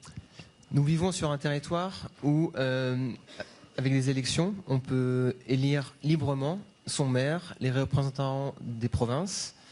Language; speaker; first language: French; native; French